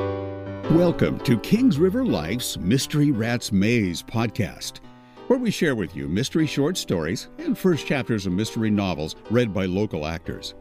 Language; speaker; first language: English; native; English